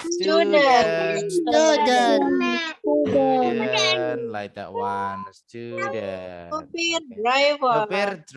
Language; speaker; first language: English; non-native, local second language; Indonesian